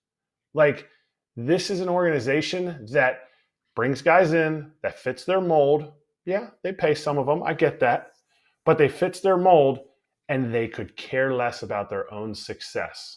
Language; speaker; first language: English; native; English